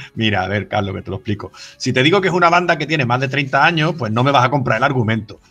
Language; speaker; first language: Spanish; native; Spanish